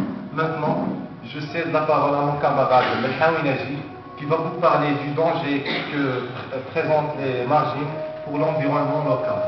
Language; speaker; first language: French; non-native, local second language; Arabic